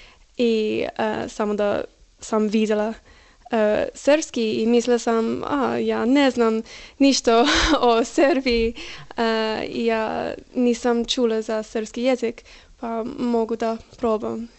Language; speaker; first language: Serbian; non-native, learner; English